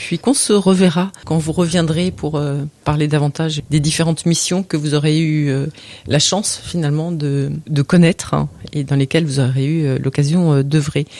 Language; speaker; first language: French; native; French